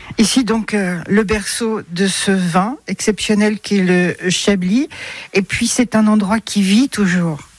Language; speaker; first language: French; native; French